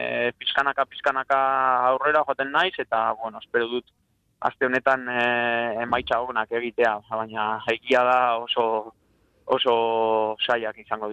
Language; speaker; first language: Basque; non-native, local second language; Spanish